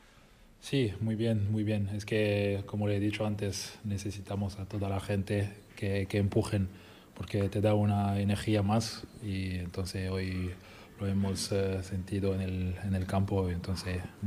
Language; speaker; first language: Spanish; non-native, fluent; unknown